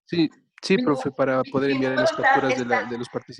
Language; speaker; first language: Spanish; native; Spanish